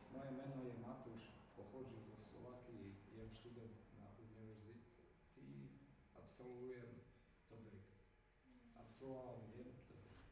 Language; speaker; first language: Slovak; non-native, local second language; Rusyn